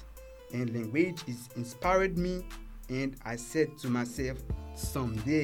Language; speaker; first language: English; non-native, learner; Haitian Creole